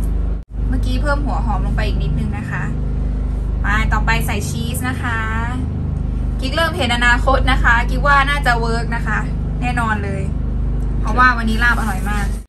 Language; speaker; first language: Thai; native; Thai